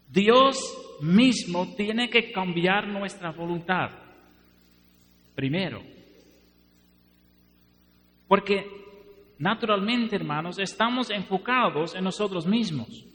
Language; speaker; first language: Spanish; non-native, fluent; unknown